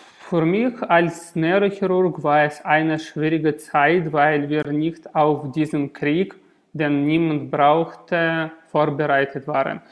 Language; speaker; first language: German; non-native, learner; Russian